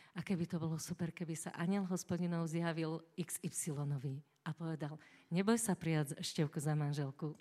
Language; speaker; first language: Slovak; native; Slovak